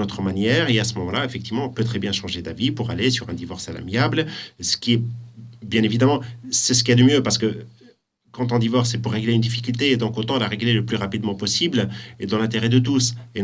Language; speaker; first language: French; native; French